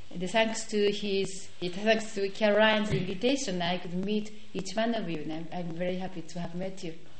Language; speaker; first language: English; non-native, fluent; Japanese